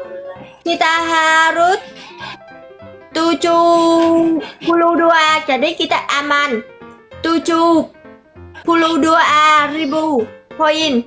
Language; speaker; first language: Indonesian; non-native, learner; Vietnamese